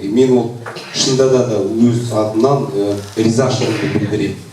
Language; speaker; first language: Russian; non-native, local second language; Kazakh